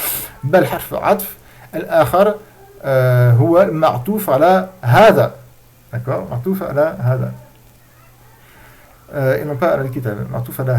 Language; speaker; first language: Arabic; non-native, fluent; French